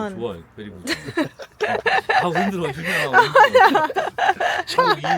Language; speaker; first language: Korean; native; Korean